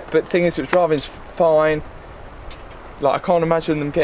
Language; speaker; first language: English; native; English